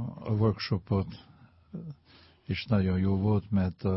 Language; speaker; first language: Hungarian; non-native, fluent; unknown